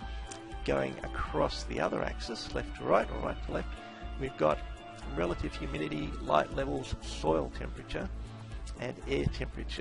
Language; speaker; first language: English; native; English